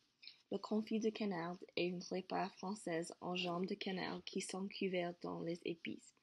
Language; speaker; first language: French; non-native, learner; English